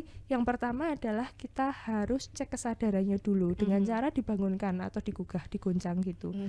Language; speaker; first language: Indonesian; native; Indonesian